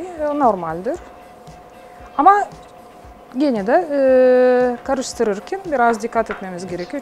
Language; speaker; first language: Turkish; non-native, fluent; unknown